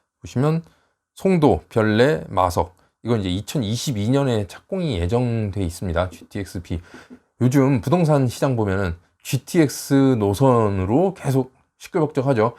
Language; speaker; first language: Korean; native; Korean